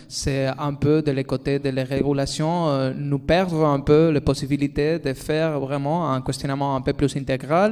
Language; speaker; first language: French; non-native, fluent; Spanish